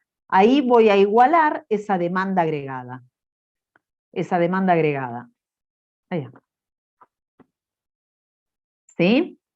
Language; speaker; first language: Spanish; native; Spanish